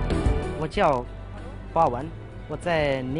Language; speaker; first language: Chinese; non-native, learner; Hindi